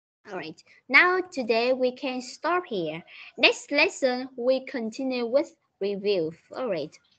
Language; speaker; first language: English; non-native, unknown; Vietnamese